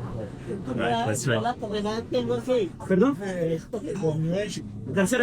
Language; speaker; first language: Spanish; non-native, fluent; Russian